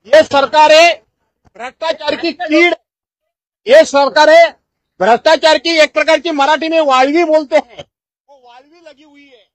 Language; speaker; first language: Hindi; non-native, local second language; Marathi